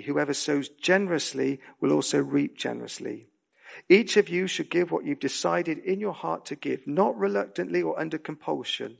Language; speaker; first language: English; native; English